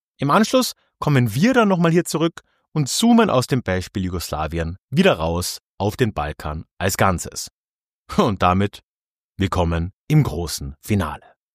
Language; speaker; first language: German; native; German